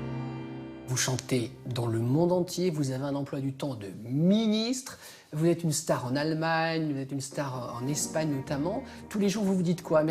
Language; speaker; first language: French; native; French